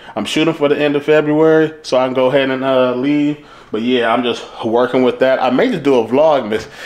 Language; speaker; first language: English; native; English